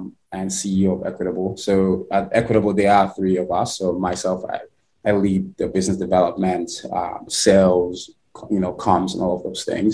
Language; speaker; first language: English; non-native, local second language; Igbo